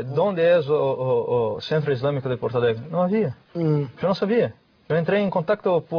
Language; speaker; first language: Spanish; non-native, fluent; Portuguese